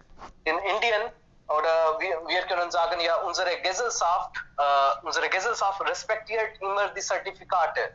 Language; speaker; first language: German; non-native, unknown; Hindi